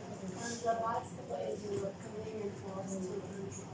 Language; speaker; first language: English; non-native, learner; Chinese